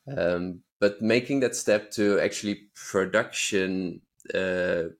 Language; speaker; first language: English; non-native, fluent; Dutch